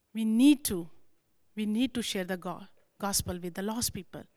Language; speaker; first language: English; non-native, local second language; Punjabi